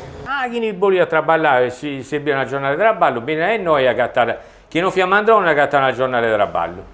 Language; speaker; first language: Italian; native; Italian